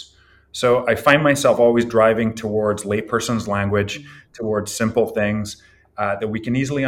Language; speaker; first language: English; native; English